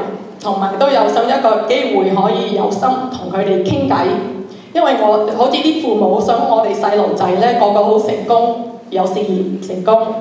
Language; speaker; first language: Cantonese; early bilingual, heritage; Cantonese